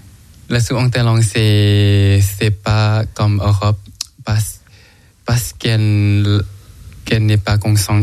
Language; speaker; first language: French; non-native, learner; Thai